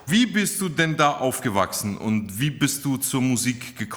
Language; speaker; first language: German; native; German